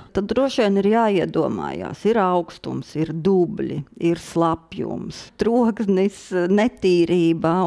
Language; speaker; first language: Latvian; native; Latvian